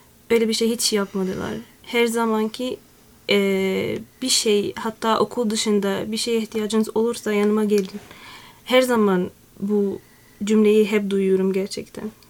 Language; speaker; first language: Turkish; non-native, fluent; Arabic